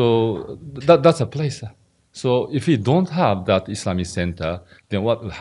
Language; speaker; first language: English; non-native, learner; Japanese